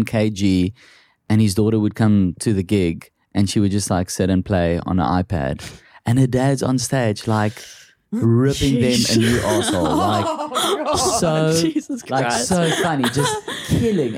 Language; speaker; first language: English; non-native, local second language; Afrikaans